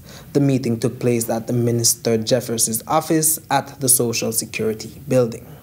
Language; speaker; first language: English; native; English